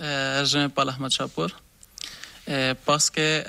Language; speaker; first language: French; non-native, learner; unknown